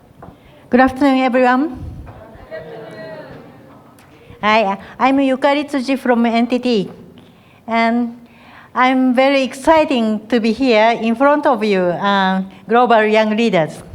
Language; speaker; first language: English; non-native, fluent; Japanese